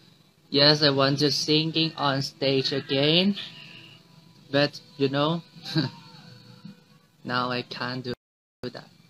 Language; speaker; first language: English; non-native, learner; Thai